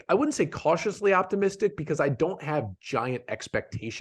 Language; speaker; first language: English; native; English